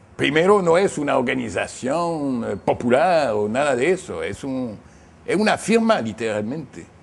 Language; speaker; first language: Spanish; non-native, fluent; English